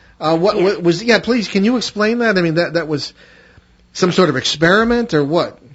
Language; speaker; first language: English; native; English